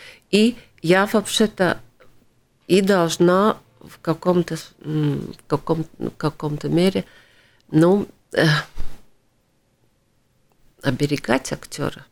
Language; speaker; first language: Russian; non-native, local second language; Latvian